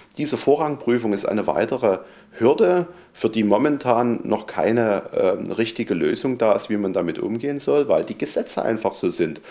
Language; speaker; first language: German; native; German